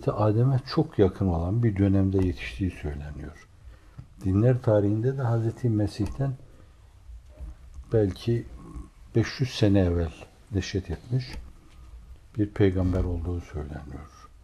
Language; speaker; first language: Turkish; native; Turkish